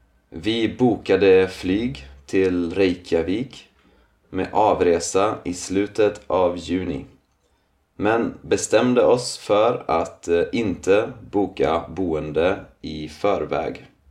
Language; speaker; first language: Swedish; native; Swedish